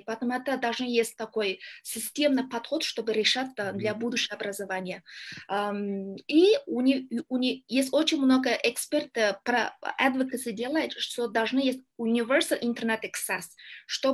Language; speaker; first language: Russian; non-native, learner; Kyrgyz